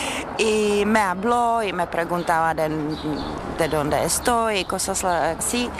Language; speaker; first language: Spanish; non-native, learner; Czech